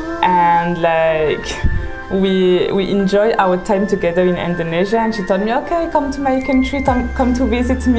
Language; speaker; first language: English; non-native, fluent; French